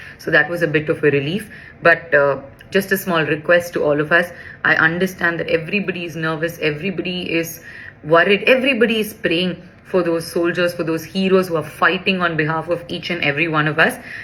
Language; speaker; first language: English; non-native, local second language; Tamil